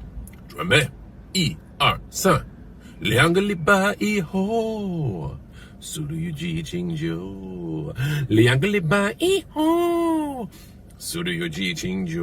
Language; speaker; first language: Chinese; non-native, learner; English